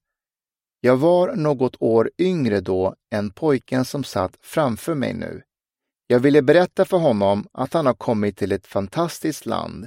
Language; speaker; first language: Swedish; early bilingual, other home language; Persian